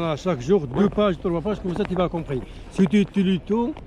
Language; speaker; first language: French; non-native, learner; Arabic